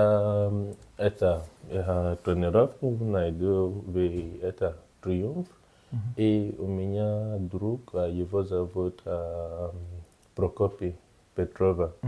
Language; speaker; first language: Russian; non-native, learner; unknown